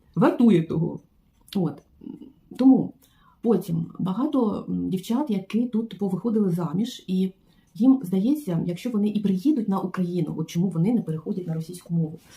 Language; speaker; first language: Ukrainian; non-native, local second language; Russian